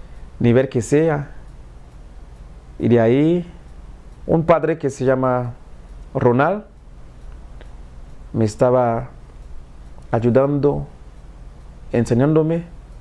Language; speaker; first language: Spanish; non-native, fluent; Haitian Creole